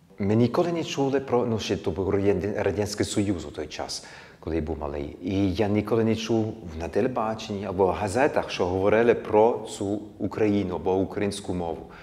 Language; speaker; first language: Ukrainian; early bilingual, heritage; Ukrainian